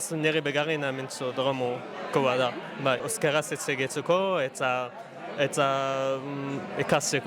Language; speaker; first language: Basque; non-native, learner; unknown